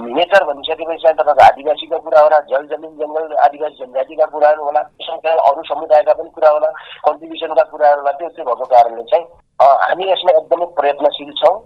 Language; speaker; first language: Nepali; non-native, local second language; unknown